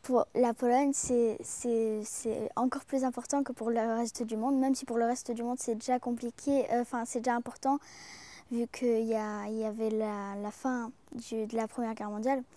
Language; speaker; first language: French; early bilingual, other home language; Polish